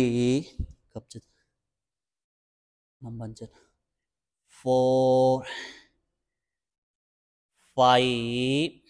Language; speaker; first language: Vietnamese; non-native, learner; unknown